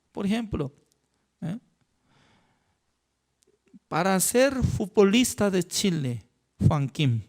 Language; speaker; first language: Spanish; non-native, fluent; Korean